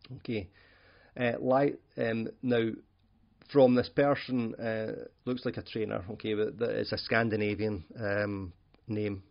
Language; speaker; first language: English; native; English